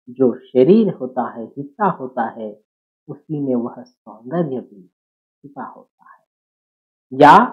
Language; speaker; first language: Hindi; non-native, local second language; Marathi